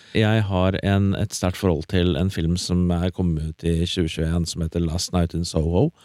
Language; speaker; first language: Norwegian; native; Norwegian